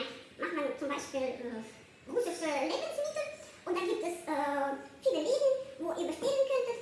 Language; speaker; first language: German; non-native, fluent; Russian